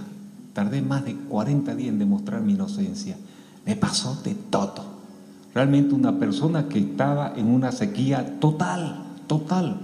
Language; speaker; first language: Spanish; native; Spanish